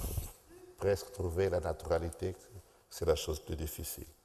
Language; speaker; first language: French; non-native, fluent; Portuguese